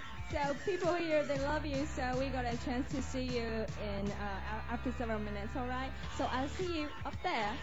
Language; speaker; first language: English; non-native, fluent; Chinese